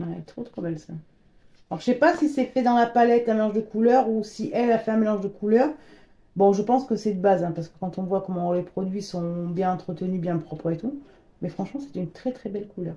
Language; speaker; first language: French; native; French